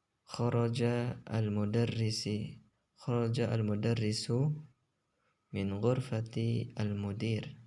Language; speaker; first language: Arabic; non-native, fluent; Indonesian